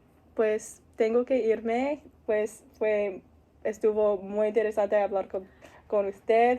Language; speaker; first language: Spanish; non-native, learner; English